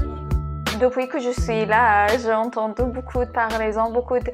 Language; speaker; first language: French; non-native, learner; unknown